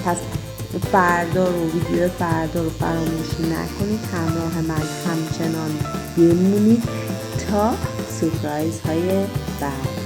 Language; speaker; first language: Persian; native; Persian